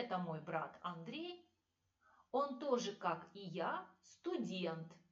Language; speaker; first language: Russian; non-native, fluent; Turkish